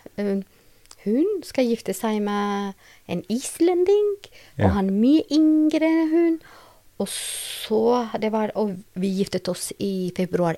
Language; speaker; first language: Norwegian; non-native, learner; Albanian